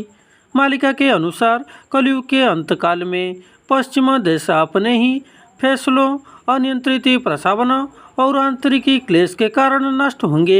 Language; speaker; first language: Hindi; non-native, local second language; Odia